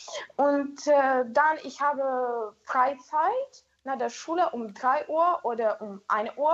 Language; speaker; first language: German; non-native, learner; Ukrainian